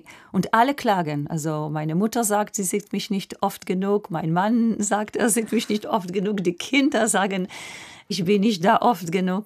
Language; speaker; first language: German; non-native, fluent; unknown